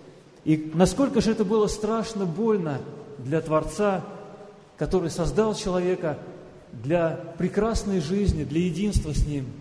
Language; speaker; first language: Russian; native; Russian